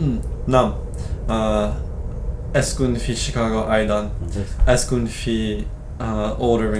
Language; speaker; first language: Arabic; non-native, learner; English